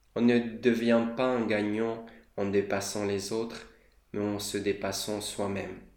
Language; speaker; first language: French; non-native, fluent; Romanian